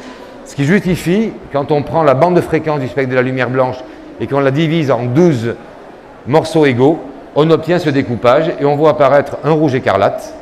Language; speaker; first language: French; native; French